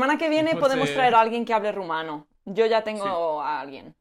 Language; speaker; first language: Spanish; native; Spanish